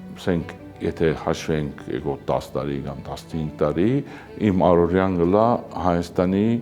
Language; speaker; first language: Armenian; early bilingual, heritage; Armenian